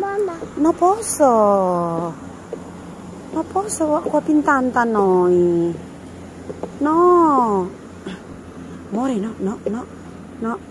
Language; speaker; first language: Italian; non-native, learner; Indonesian